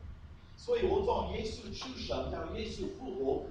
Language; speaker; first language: Chinese; non-native, fluent; English